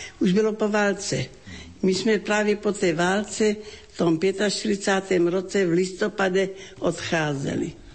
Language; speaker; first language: Czech; native; Czech